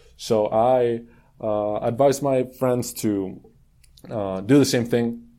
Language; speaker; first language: English; non-native, fluent; Spanish